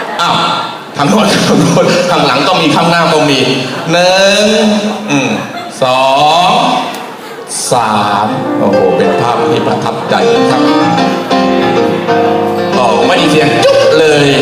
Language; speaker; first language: Thai; native; Thai